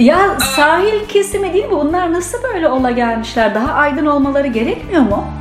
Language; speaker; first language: Turkish; native; Turkish